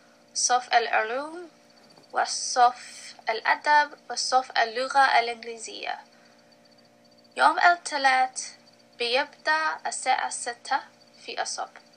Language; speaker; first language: Arabic; non-native, learner; English